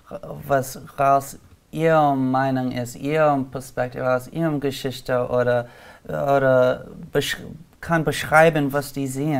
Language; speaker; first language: German; non-native, learner; English